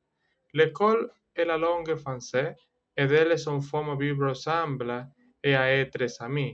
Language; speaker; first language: French; non-native, learner; Spanish